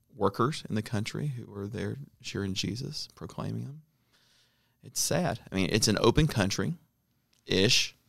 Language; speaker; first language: English; native; English